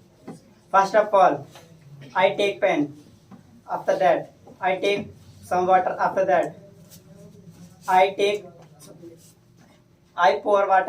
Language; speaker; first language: English; non-native, learner; Hindi